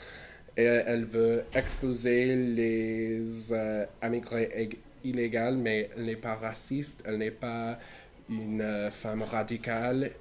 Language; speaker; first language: French; non-native, learner; English